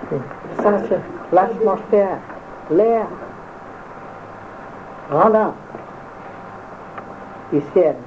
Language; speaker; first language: French; non-native, fluent; Vietnamese